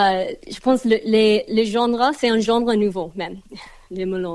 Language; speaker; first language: French; non-native, learner; English